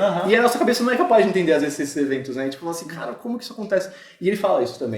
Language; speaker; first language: Portuguese; native; Portuguese